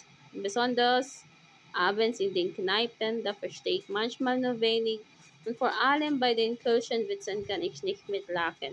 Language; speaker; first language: German; non-native, fluent; Filipino